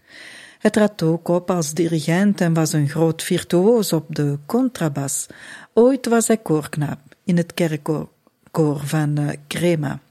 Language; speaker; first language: Dutch; native; Dutch